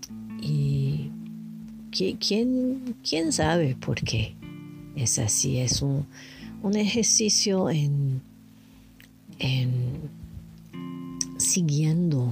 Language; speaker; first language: Spanish; non-native, learner; French